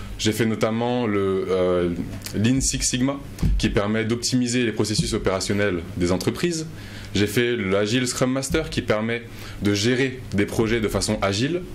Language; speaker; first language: French; non-native, local second language; Mossi